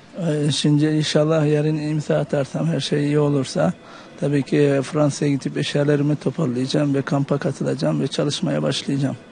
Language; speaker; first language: Turkish; early bilingual, heritage; Turkish